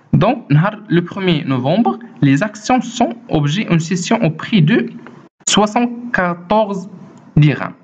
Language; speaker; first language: French; non-native, local second language; Arabic